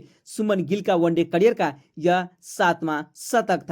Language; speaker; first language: Hindi; native; Hindi